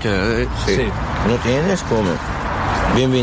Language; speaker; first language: Spanish; non-native, learner; Arabic